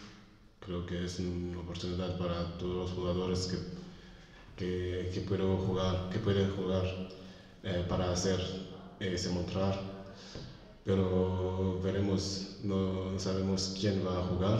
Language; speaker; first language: Spanish; non-native, fluent; French